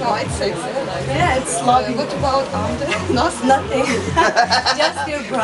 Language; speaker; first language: English; non-native, learner; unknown